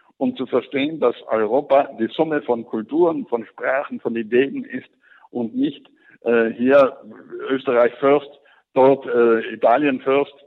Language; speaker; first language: German; native; German